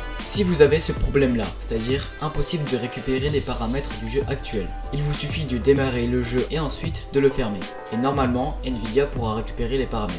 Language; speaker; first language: French; native; French